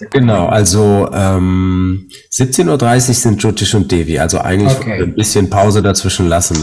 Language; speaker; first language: German; native; German